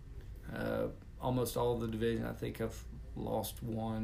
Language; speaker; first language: English; native; English